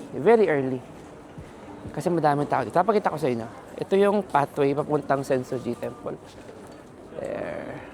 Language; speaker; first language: Filipino; non-native, local second language; Pampanga